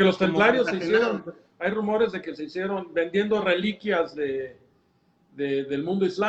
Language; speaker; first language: Spanish; native; Spanish